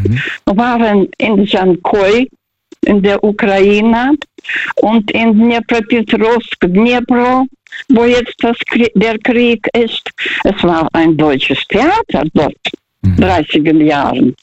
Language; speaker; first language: German; non-native, fluent; Russian